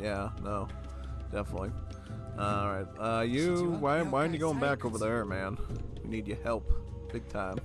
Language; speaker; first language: English; native; English